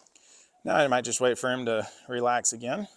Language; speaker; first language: English; native; English